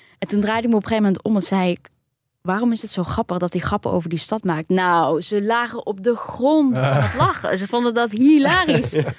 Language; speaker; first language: Dutch; early bilingual, other home language; Turkish